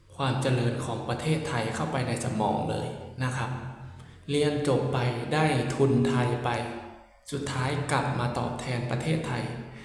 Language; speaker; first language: Thai; native; Thai